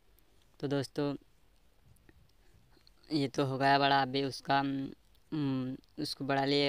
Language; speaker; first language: Hindi; native; Hindi